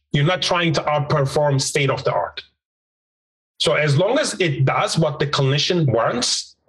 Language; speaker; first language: English; non-native, fluent; Turkish